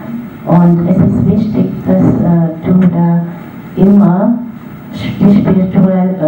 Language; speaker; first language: German; non-native, fluent; Vietnamese